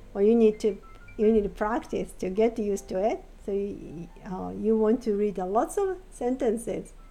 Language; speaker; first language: English; non-native, fluent; Japanese